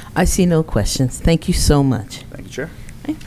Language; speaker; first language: English; native; English